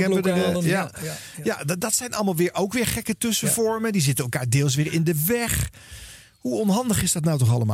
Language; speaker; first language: Dutch; native; Dutch